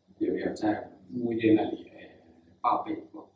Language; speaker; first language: Chinese; native; Chinese